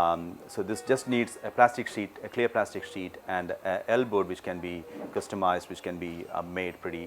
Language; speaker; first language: English; non-native, local second language; Malayalam